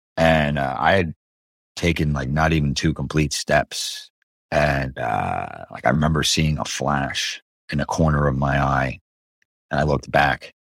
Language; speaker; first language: English; early bilingual, other home language; Spanish